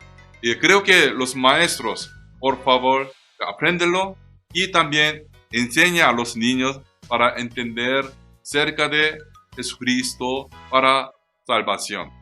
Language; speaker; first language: Spanish; non-native, learner; Korean